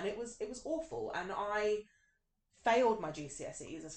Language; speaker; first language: English; native; English